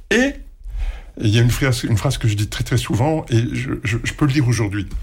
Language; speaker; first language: French; native; French